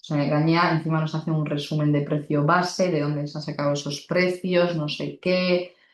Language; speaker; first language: Spanish; non-native, local second language; Basque